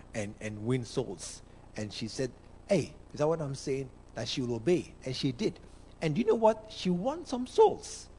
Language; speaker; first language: English; non-native, local second language; Akan